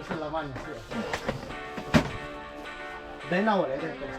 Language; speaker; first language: Italian; non-native, learner; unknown